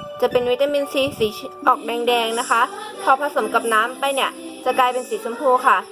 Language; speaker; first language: Thai; native; Thai